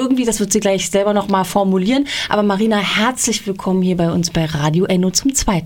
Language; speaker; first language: German; native; German